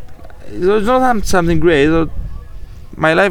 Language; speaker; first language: English; non-native, fluent; Greek